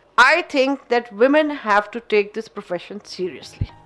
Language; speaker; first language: English; non-native, local second language; Urdu